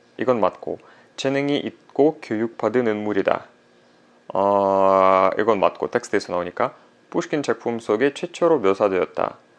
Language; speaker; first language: Korean; non-native, fluent; Russian